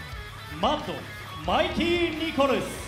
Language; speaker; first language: Japanese; native; Japanese